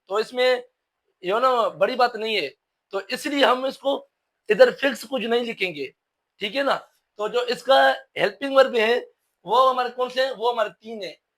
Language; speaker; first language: Urdu; non-native, local second language; Sindhi